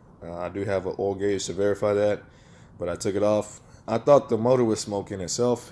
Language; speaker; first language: English; native; English